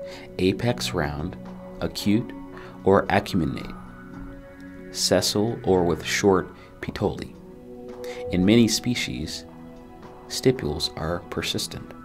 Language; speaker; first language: English; native; English